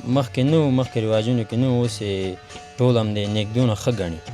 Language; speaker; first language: Pashto; non-native, local second language; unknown